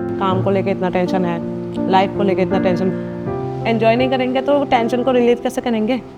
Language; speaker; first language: Hindi; non-native, local second language; Assamese